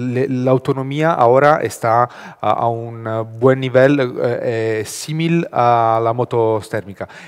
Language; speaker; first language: Spanish; non-native, learner; Italian